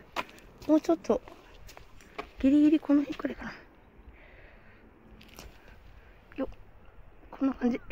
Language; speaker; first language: Japanese; native; Japanese